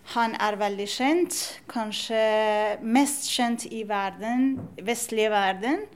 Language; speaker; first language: Norwegian; non-native, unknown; Persian